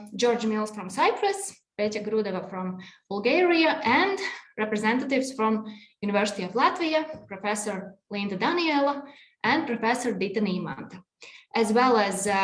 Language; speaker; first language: English; non-native, fluent; Latvian